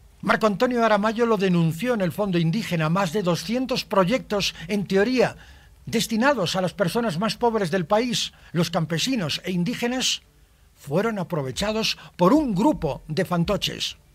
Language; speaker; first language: Spanish; native; Spanish